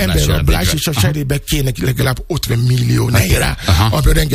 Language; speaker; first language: Hungarian; non-native, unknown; Yoruba